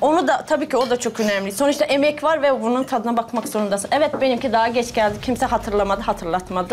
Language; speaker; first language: Turkish; native; Turkish